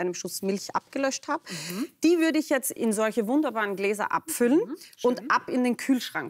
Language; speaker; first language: German; native; German